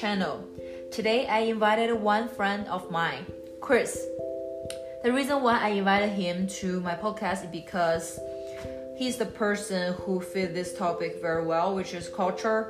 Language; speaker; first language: English; non-native, learner; Chinese